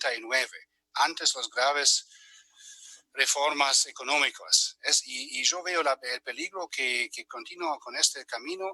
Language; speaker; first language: Spanish; non-native, fluent; German